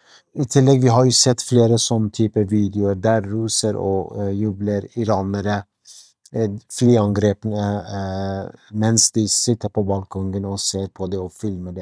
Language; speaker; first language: Norwegian; non-native, fluent; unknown